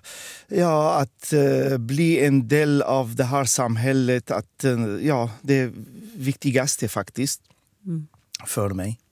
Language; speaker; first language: Swedish; non-native, fluent; Arabic